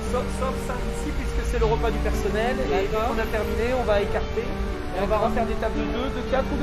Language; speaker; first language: French; native; French